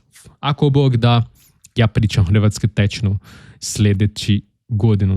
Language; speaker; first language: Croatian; non-native, learner; Portuguese